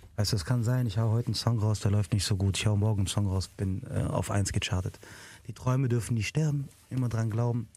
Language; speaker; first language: German; early bilingual, other home language; Arabic